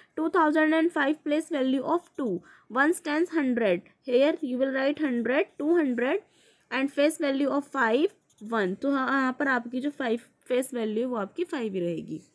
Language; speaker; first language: Hindi; native; Hindi